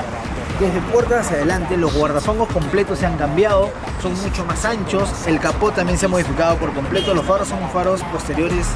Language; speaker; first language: Spanish; native; Spanish